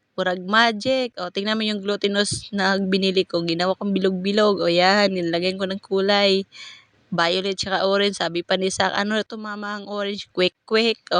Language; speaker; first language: Filipino; non-native, local second language; Cebuano